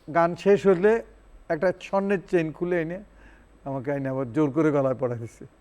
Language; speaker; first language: Bangla; non-native, local second language; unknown